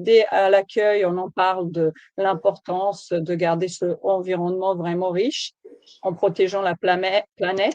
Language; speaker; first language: French; native; French